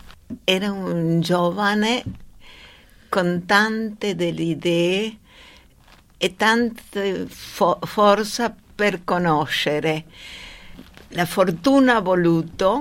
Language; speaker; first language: Italian; non-native, fluent; Spanish